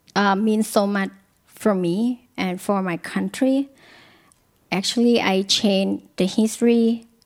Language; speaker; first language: English; non-native, learner; Thai